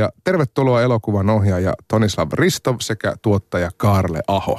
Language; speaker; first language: Finnish; native; Finnish